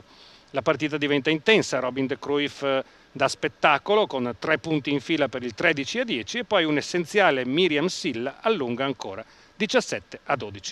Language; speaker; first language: Italian; native; Italian